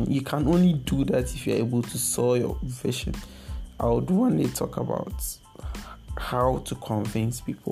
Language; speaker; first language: English; non-native, local second language; Akan